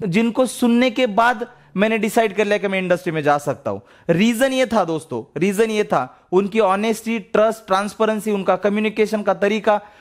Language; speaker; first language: Hindi; non-native, local second language; Marathi